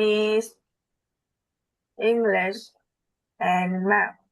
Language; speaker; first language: English; non-native, learner; Vietnamese